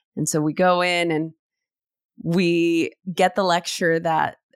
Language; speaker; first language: English; native; English